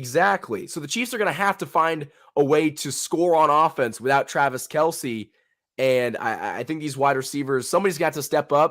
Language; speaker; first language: English; native; English